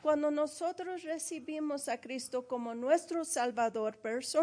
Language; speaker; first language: Spanish; early bilingual, heritage; Spanish